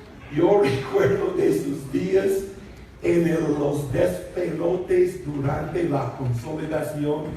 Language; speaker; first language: Spanish; non-native, fluent; English